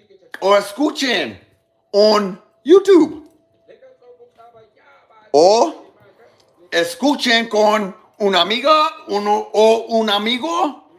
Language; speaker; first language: Spanish; non-native, learner; English